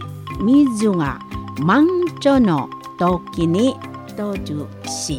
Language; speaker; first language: Japanese; non-native, learner; Indonesian